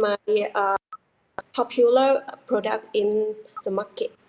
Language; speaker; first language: English; non-native, learner; Vietnamese